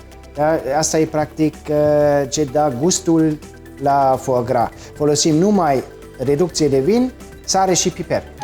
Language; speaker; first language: Romanian; non-native, fluent; German